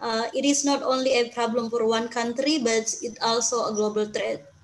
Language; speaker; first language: English; non-native, fluent; Indonesian